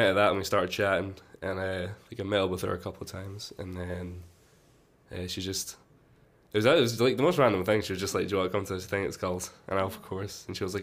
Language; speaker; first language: English; native; English